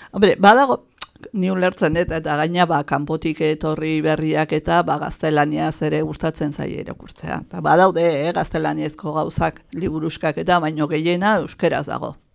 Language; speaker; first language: Basque; native; Basque